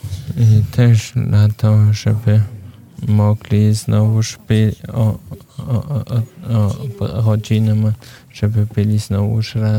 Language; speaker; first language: Polish; non-native, fluent; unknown